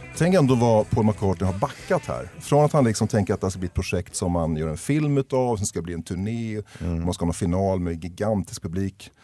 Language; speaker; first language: Swedish; native; Swedish